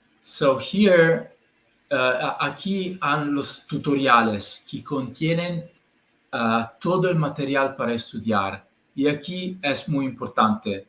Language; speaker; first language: Spanish; non-native, learner; Italian